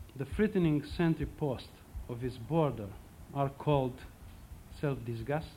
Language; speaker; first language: English; non-native, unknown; Romanian